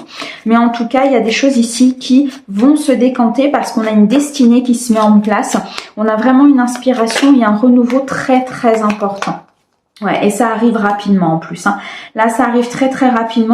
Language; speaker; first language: French; native; French